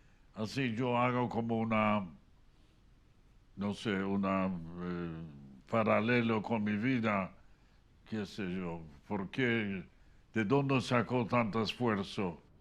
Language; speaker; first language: Spanish; non-native, fluent; Yiddish